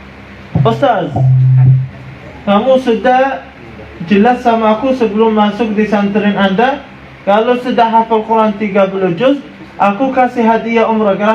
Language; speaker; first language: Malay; non-native, fluent; Arabic